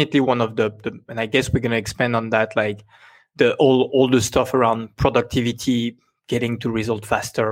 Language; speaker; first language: English; non-native, fluent; French